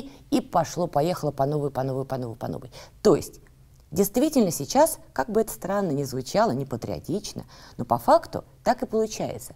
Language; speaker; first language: Russian; native; Russian